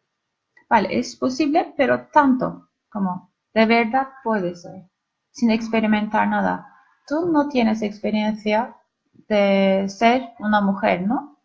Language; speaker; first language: Spanish; non-native, learner; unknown